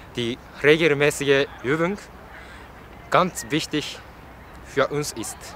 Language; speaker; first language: German; non-native, learner; Japanese